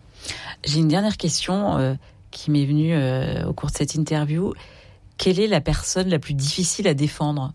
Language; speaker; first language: French; native; French